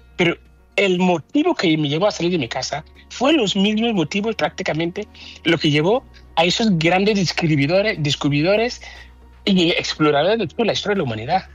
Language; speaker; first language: Spanish; non-native, fluent; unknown